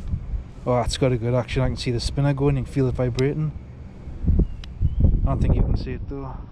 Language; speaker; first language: English; native; English